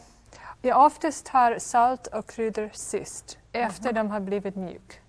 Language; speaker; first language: Swedish; non-native, fluent; English